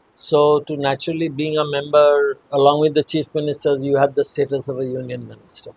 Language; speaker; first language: English; non-native, local second language; Bangla